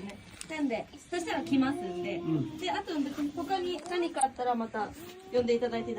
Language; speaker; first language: Japanese; native; Japanese